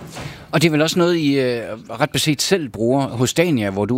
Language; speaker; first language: Danish; native; Danish